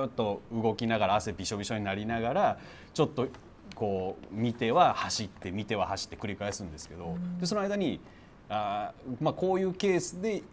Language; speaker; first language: Japanese; native; Japanese